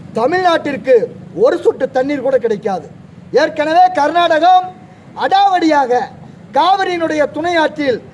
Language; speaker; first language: Tamil; native; Tamil